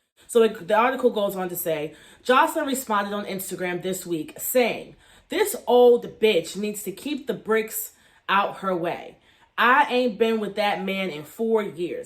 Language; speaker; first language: English; native; English